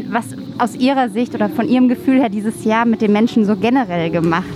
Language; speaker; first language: German; native; German